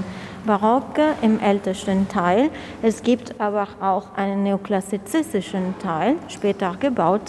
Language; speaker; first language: German; non-native, fluent; Italian